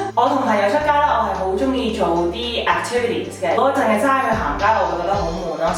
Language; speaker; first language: Cantonese; early bilingual, heritage; Cantonese